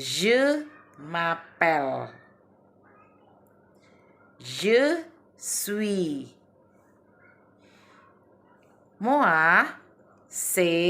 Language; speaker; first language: French; non-native, learner; Indonesian